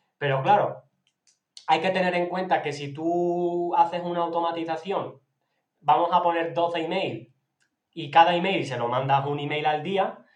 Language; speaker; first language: Spanish; native; Spanish